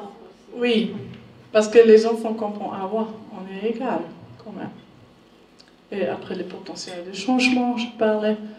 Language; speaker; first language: French; non-native, learner; German